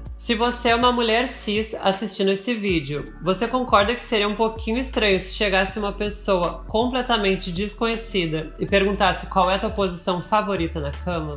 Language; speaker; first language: Portuguese; native; Portuguese